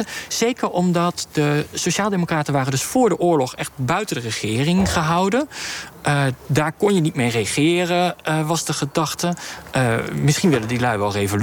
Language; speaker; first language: Dutch; native; Dutch